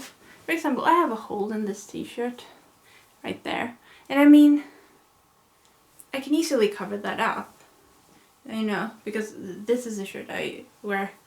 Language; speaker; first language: English; non-native, fluent; Swedish